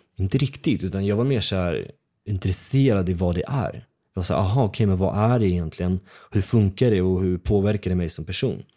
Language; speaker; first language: Swedish; early bilingual, other home language; Russian